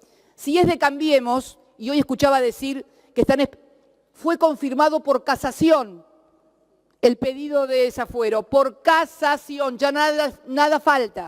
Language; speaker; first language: Spanish; native; Spanish